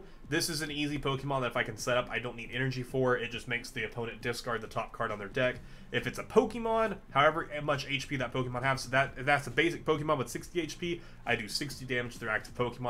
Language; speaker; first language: English; native; English